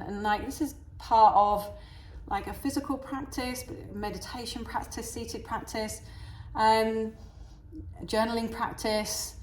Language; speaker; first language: English; native; English